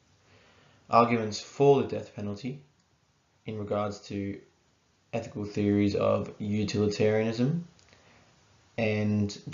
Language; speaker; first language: English; native; English